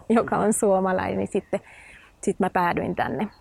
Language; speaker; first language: Finnish; non-native, fluent; Spanish